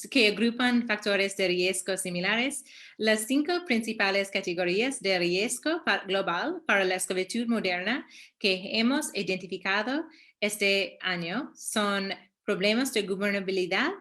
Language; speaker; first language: Spanish; early bilingual, heritage; Spanish